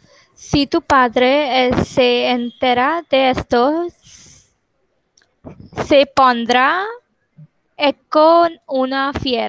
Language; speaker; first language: Spanish; non-native, learner; English